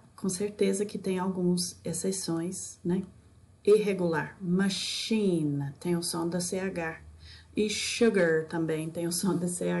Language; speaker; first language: Portuguese; non-native, fluent; English